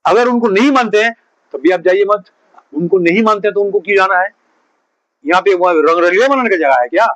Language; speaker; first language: Hindi; non-native, local second language; Bangla